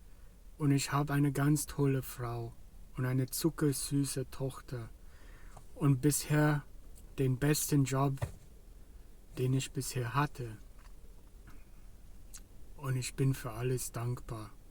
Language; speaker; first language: German; non-native, fluent; English